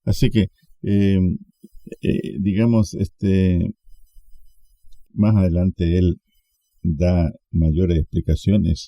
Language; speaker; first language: Spanish; native; Spanish